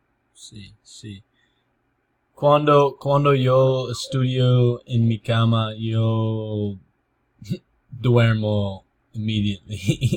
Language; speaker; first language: Spanish; non-native, learner; English